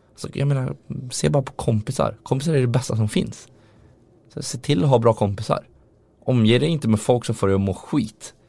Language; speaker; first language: Swedish; native; Swedish